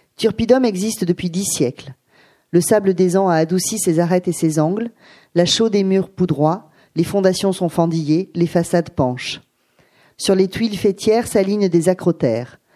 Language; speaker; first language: French; native; French